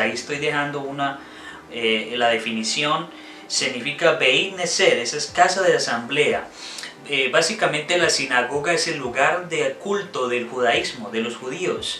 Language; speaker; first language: Spanish; native; Spanish